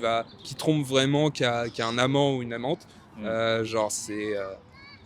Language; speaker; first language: French; native; French